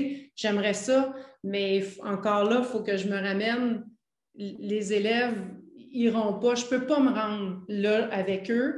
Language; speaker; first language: French; native; French